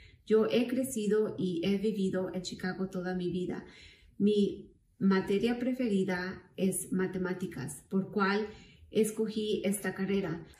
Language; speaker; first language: Spanish; early bilingual, heritage; Spanish